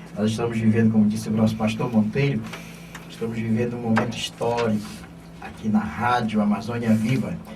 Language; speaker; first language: Portuguese; native; Portuguese